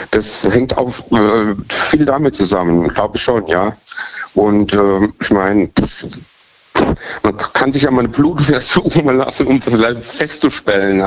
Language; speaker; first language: German; native; German